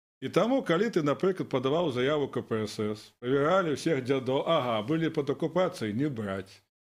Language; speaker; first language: Belarusian; non-native, local second language; Russian